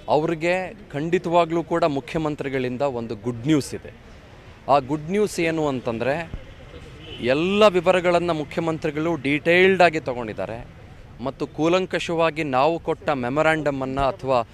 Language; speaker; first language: Kannada; native; Kannada